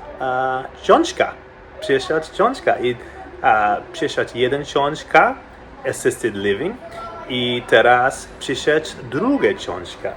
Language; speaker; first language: Polish; non-native, learner; English